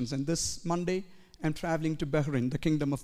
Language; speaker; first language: English; non-native, local second language; Malayalam